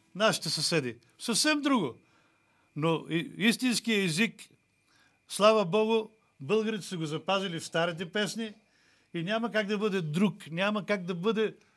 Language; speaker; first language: Bulgarian; native; Bulgarian